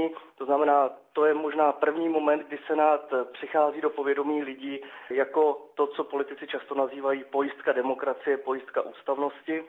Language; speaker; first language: Czech; native; Czech